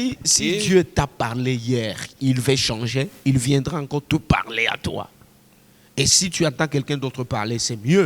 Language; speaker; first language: French; non-native, local second language; Swahili